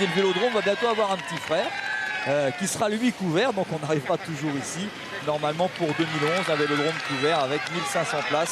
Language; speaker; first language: French; native; French